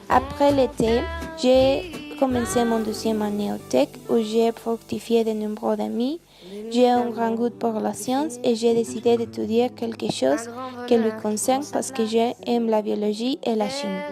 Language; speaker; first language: French; non-native, learner; Spanish